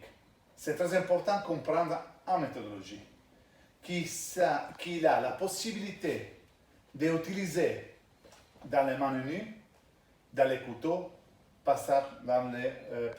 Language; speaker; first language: French; non-native, learner; Italian